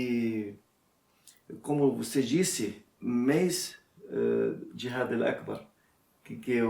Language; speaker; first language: Portuguese; non-native, learner; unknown